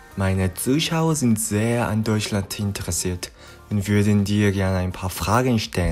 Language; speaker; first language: German; non-native, learner; Korean